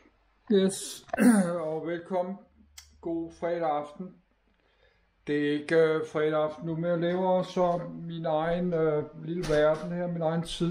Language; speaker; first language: Danish; native; Danish